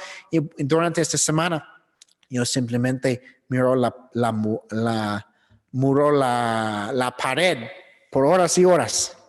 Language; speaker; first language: Spanish; non-native, learner; English